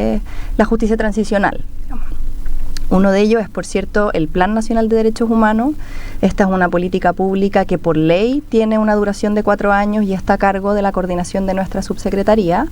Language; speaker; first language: Spanish; native; Spanish